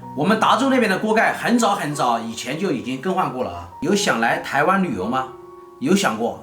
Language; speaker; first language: Chinese; native; Chinese